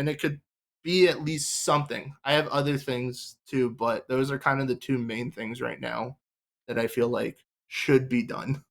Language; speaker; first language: English; native; English